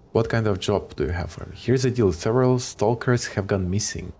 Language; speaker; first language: English; non-native, fluent; Ukrainian